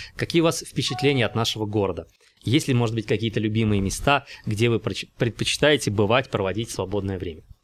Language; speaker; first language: Russian; native; Russian